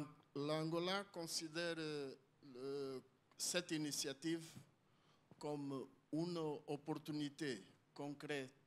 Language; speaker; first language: French; non-native, learner; Portuguese